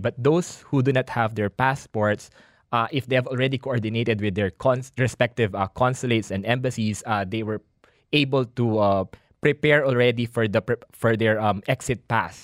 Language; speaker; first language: English; non-native, local second language; Filipino